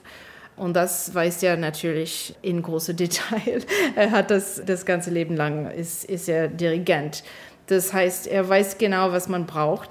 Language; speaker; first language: German; non-native, fluent; English